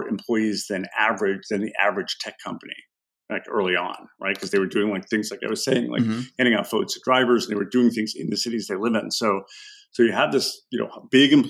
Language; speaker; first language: English; non-native, fluent; Arabic